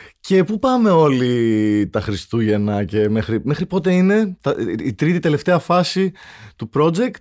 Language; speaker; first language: Greek; native; Greek